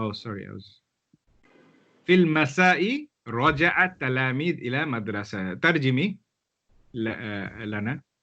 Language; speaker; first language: Arabic; non-native, fluent; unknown